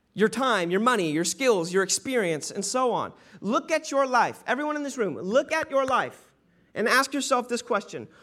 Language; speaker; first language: English; native; English